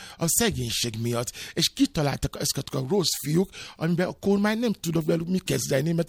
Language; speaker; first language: Hungarian; non-native, learner; Yoruba